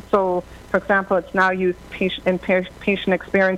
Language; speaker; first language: English; non-native, fluent; German